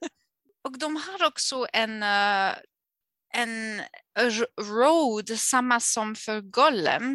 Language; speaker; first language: Swedish; non-native, fluent; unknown